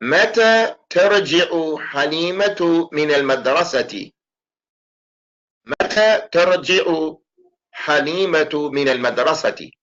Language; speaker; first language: Arabic; non-native, fluent; English